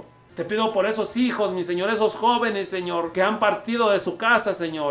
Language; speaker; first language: Spanish; native; Spanish